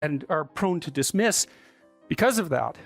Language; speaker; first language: English; native; English